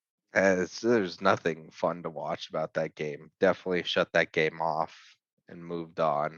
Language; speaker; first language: English; native; English